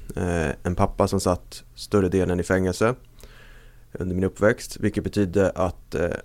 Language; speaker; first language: Swedish; native; Swedish